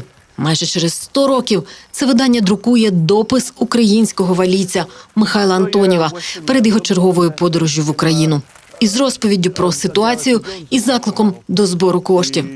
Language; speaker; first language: Ukrainian; native; Ukrainian